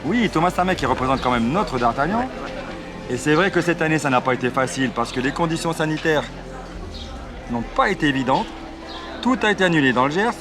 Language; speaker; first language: French; native; French